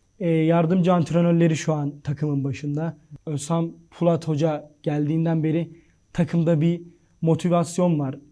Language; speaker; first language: Turkish; native; Turkish